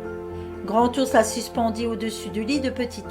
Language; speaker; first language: French; native; French